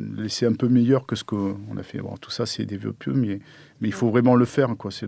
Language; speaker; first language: French; native; French